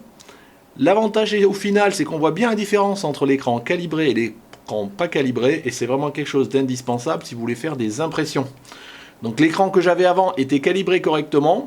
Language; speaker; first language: French; native; French